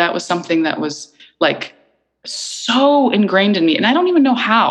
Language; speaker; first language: English; early bilingual, other home language; Icelandic